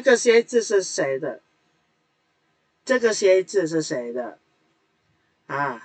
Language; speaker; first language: Chinese; non-native, fluent; Indonesian